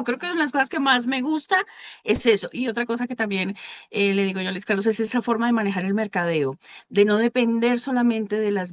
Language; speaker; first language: Spanish; native; Spanish